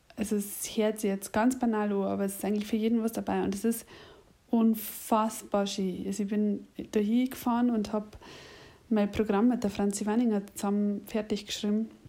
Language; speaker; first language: German; native; German